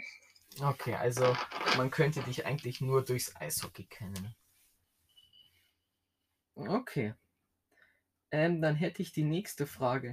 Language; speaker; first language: German; native; German